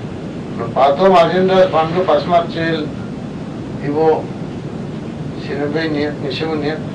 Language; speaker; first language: Russian; non-native, learner; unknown